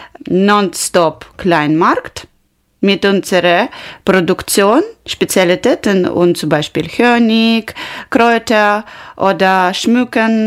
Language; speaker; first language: German; non-native, learner; Ukrainian